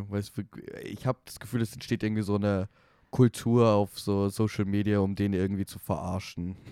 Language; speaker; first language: German; native; German